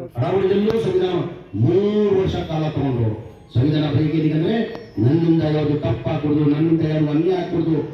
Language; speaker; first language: Kannada; non-native, local second language; Urdu